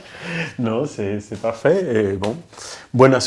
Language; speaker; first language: French; non-native, fluent; Spanish